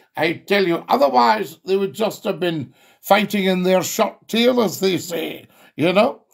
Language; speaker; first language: English; native; English